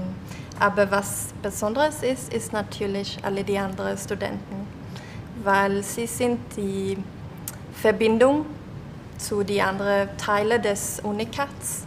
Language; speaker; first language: German; non-native, learner; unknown